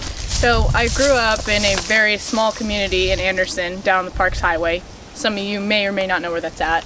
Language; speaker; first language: English; native; English